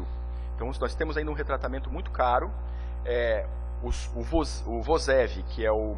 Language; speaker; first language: Portuguese; native; Portuguese